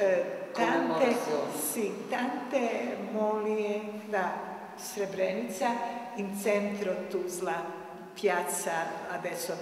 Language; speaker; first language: Italian; non-native, learner; Bosnian